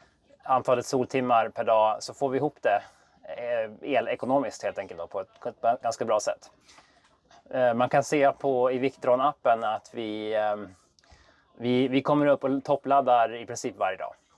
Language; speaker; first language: Swedish; native; Swedish